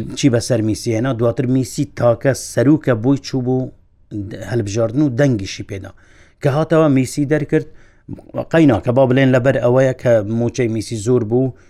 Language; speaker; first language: Central Kurdish; non-native, local second language; Kurdish